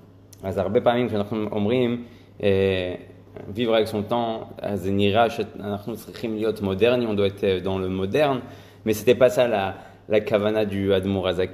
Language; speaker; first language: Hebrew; non-native, fluent; French